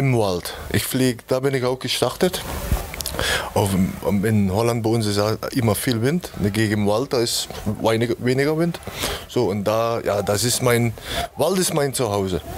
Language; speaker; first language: German; non-native, learner; Dutch